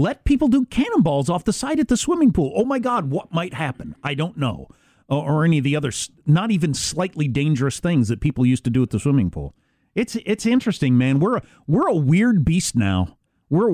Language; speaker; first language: English; native; English